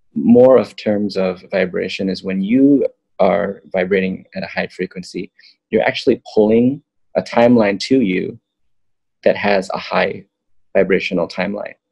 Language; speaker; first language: English; native; English